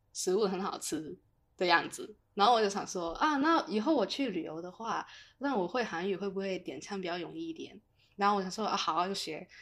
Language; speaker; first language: Chinese; non-native, local second language; Cantonese